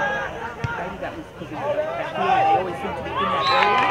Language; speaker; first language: English; native; English